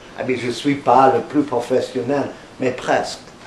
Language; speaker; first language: French; non-native, fluent; English